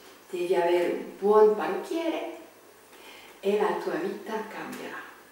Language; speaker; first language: Italian; non-native, learner; German